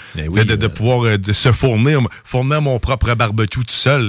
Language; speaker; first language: French; native; French